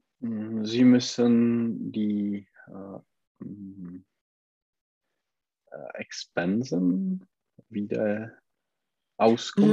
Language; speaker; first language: German; non-native, learner; Czech